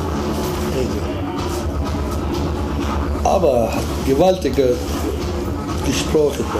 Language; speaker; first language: German; non-native, learner; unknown